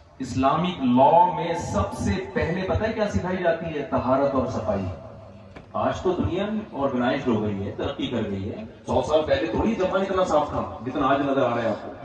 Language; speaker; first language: Urdu; native; Urdu